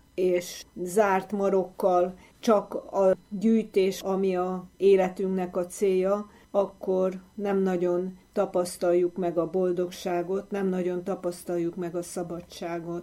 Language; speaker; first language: Hungarian; native; Hungarian